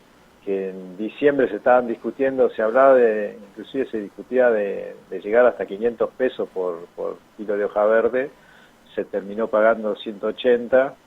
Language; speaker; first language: Spanish; native; Spanish